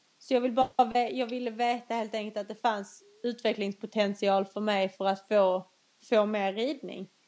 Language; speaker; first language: Swedish; native; Swedish